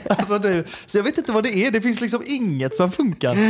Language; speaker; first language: Swedish; native; Swedish